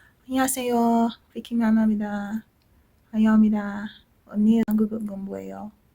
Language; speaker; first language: Korean; non-native, learner; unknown